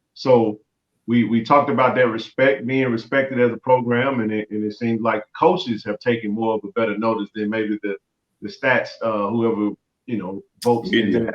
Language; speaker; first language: English; native; English